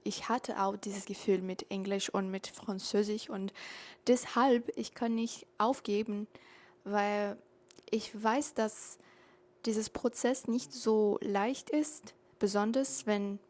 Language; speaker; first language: German; non-native, learner; Portuguese